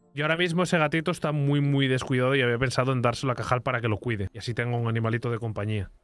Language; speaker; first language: Spanish; native; Spanish